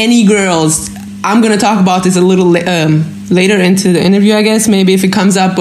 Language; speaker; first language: English; non-native, fluent; German